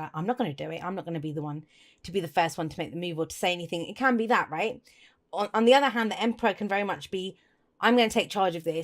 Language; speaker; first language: English; native; English